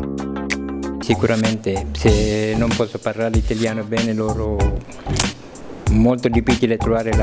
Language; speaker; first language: Italian; non-native, learner; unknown